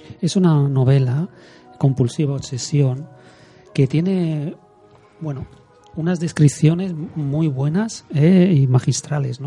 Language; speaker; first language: Spanish; native; Spanish